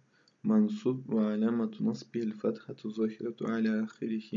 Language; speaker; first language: Arabic; non-native, fluent; Russian